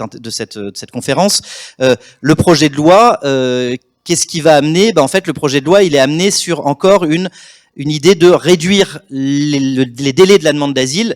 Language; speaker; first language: French; native; French